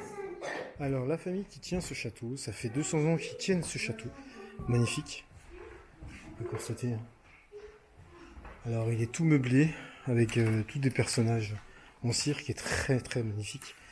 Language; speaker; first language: French; native; French